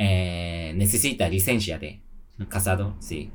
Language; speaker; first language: Spanish; non-native, learner; Japanese